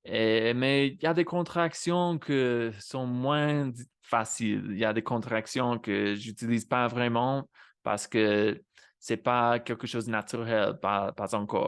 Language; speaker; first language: French; non-native, fluent; English